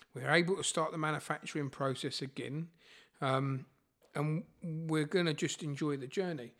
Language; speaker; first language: English; native; English